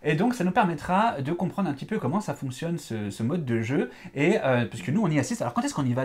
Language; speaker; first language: French; native; French